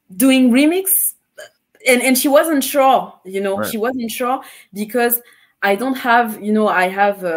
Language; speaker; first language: English; non-native, fluent; French